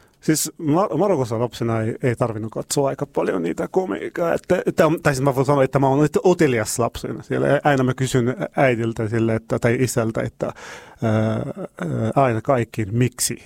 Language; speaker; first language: Finnish; non-native, learner; Arabic